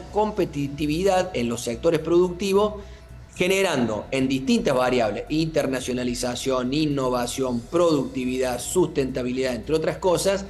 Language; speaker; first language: Spanish; native; Spanish